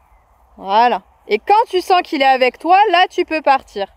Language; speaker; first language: French; native; French